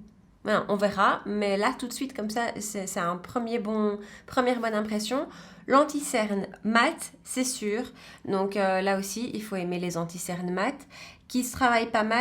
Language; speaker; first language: French; native; French